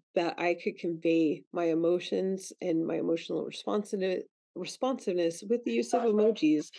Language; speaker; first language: English; native; English